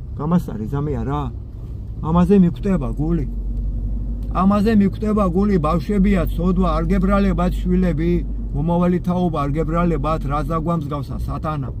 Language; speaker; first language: Georgian; native; Georgian